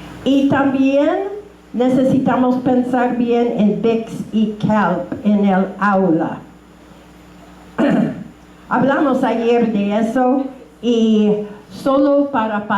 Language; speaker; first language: Spanish; non-native, fluent; English